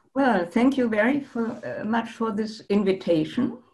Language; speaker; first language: English; non-native, fluent; German